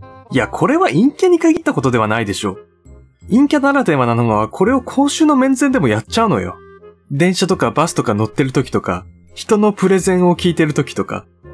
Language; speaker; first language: Japanese; native; Japanese